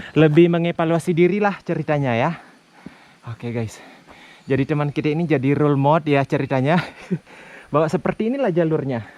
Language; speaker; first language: Indonesian; non-native, local second language; Buginese